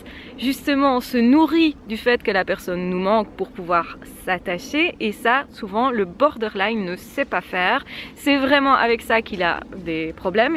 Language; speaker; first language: French; native; French